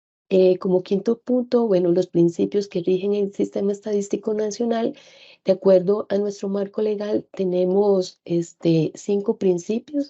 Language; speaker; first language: Spanish; native; Spanish